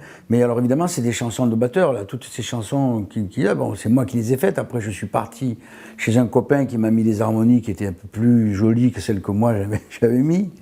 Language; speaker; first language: French; native; French